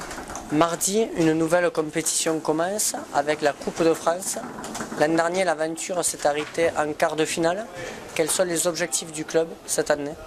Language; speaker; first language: French; native; French